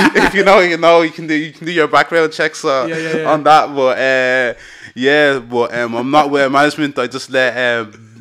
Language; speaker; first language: English; native; English